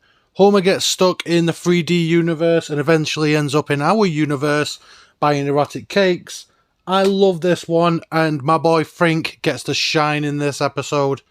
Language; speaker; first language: English; native; English